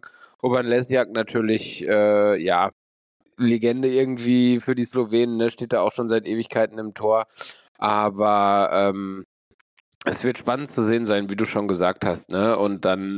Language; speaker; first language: German; native; German